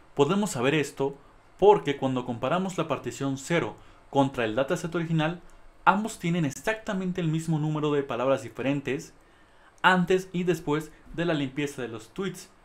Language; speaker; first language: Spanish; native; Spanish